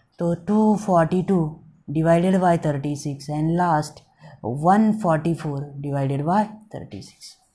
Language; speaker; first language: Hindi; non-native, local second language; Marathi